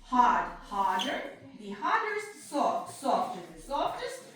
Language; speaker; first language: English; non-native, fluent; Ukrainian